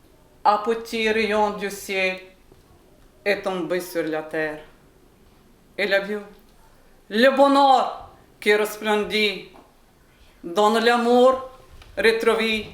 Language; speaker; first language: French; non-native, learner; Ukrainian